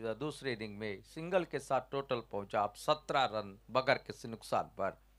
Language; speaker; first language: Hindi; non-native, local second language; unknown